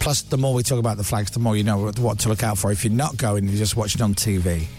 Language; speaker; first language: English; native; English